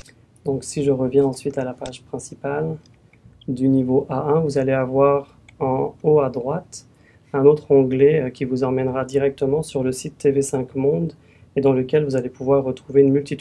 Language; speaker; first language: French; native; French